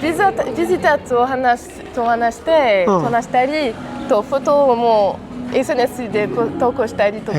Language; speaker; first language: Japanese; non-native, learner; French